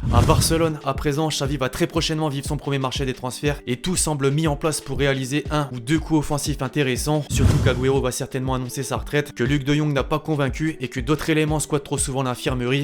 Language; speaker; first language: French; native; French